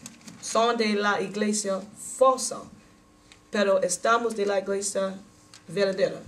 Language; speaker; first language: Spanish; non-native, learner; English